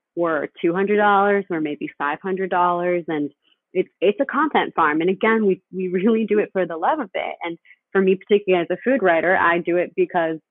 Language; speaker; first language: English; early bilingual, other home language; Spanish